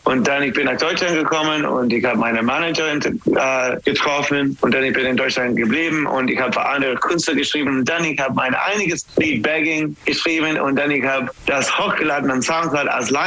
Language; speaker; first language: German; non-native, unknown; English